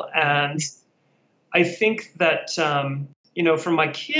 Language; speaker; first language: English; native; English